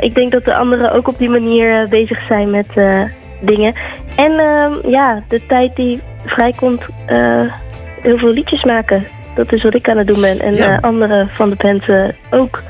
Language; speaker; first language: Dutch; native; Dutch